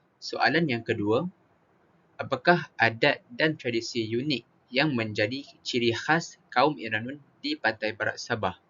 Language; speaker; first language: Malay; native; Malay